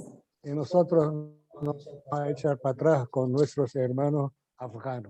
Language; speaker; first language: Spanish; non-native, fluent; Arabic